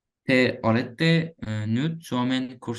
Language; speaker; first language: Finnish; non-native, learner; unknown